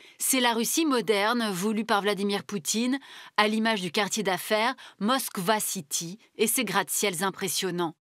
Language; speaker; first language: French; native; French